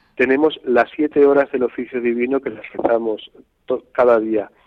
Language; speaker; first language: Spanish; native; Spanish